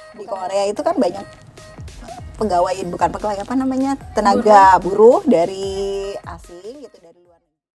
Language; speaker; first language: Indonesian; native; Indonesian